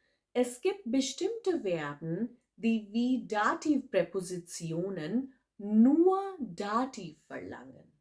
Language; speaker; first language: German; non-native, fluent; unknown